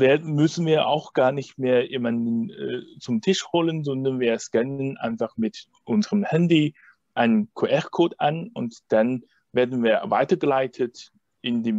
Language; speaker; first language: German; non-native, fluent; Chinese